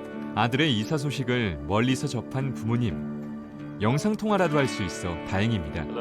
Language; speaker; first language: Korean; native; Korean